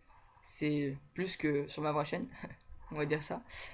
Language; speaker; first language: French; native; French